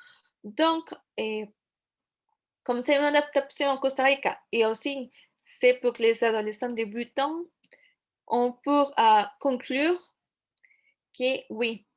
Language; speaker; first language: French; non-native, fluent; Spanish